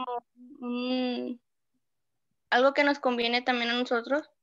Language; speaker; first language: Spanish; native; Spanish